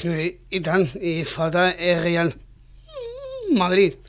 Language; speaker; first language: Catalan; non-native, local second language; Spanish